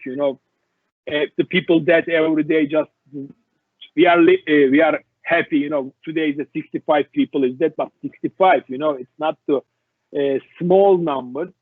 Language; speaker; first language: English; non-native, learner; Turkish